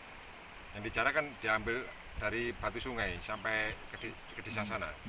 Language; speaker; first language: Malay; non-native, local second language; Javanese